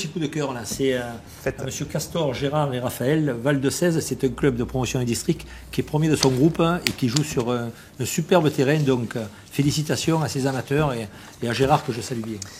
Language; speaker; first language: French; native; French